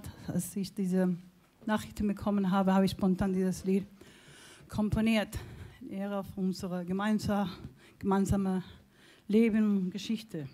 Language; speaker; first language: German; non-native, fluent; Spanish